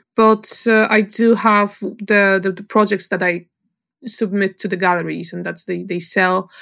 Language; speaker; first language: English; non-native, fluent; Polish